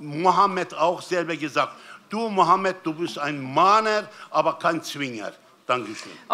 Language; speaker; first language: German; non-native, fluent; Turkish